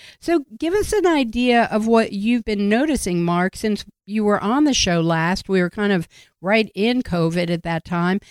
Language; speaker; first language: English; native; English